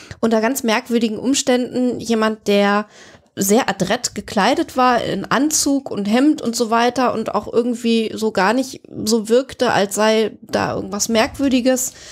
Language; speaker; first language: German; native; German